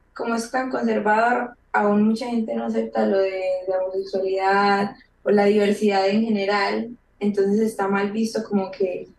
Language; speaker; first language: Spanish; native; Spanish